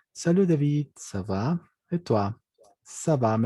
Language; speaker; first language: French; non-native, fluent; Spanish